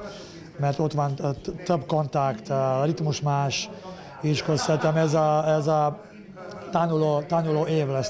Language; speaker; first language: Hungarian; non-native, learner; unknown